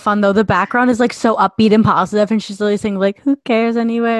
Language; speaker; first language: English; native; English